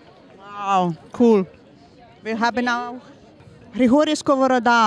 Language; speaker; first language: German; non-native, learner; Ukrainian